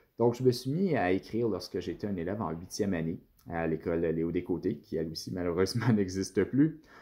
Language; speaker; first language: French; native; French